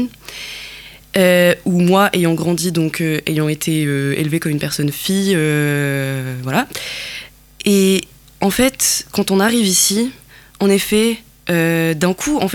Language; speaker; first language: French; non-native, local second language; Kabyle